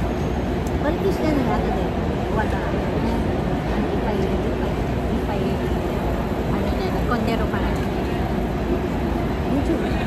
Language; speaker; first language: Japanese; non-native, learner; Filipino